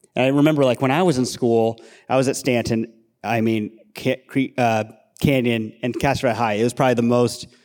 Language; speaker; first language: English; native; English